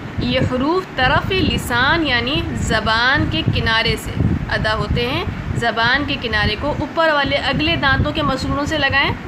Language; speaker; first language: Urdu; native; Urdu